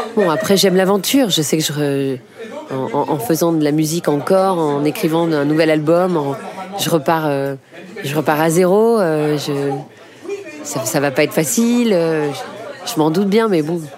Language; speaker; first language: French; native; French